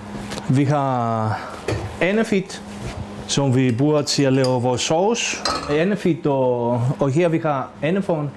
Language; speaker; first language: Danish; non-native, fluent; Greek